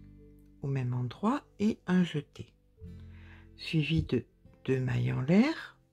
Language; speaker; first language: French; native; French